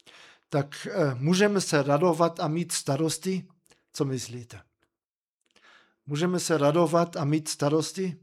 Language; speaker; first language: Czech; non-native, fluent; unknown